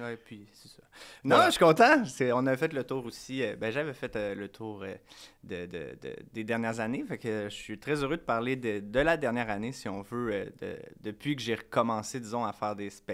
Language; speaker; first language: French; native; French